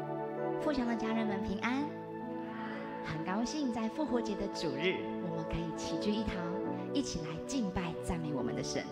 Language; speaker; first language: Chinese; native; Chinese